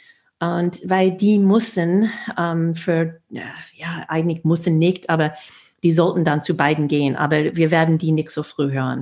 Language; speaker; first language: German; non-native, fluent; English